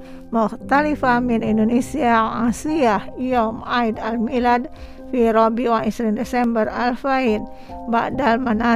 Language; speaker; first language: Arabic; non-native, fluent; Indonesian